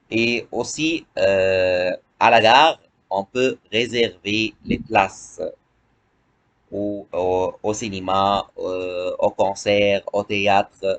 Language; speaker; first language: French; non-native, fluent; Arabic